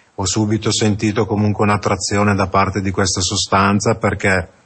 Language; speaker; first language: Italian; native; Italian